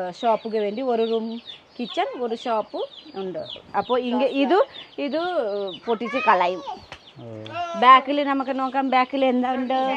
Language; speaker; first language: Malayalam; non-native, learner; Nepali